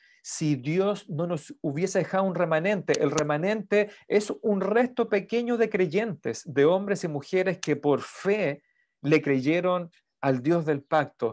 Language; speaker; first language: Spanish; native; Spanish